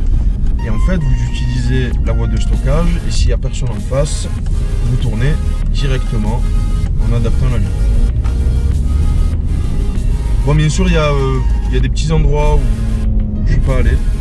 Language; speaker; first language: French; native; French